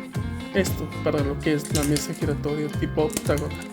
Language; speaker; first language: Spanish; native; Spanish